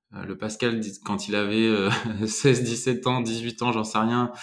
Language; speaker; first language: French; native; French